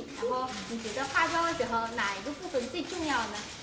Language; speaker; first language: Chinese; native; Chinese